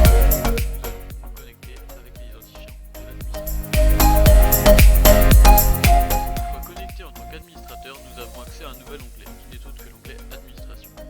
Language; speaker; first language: French; native; French